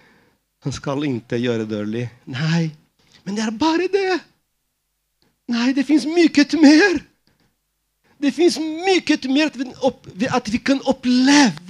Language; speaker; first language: Swedish; non-native, fluent; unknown